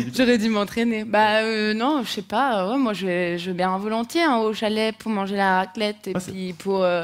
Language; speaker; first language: French; native; French